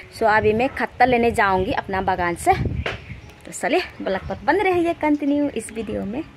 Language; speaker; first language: Hindi; non-native, local second language; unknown